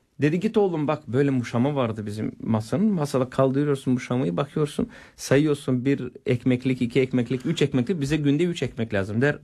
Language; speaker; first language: Turkish; non-native, fluent; Bulgarian